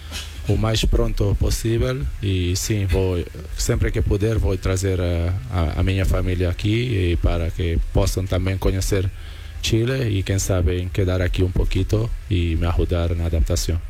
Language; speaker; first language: Portuguese; non-native, local second language; Kabuverdianu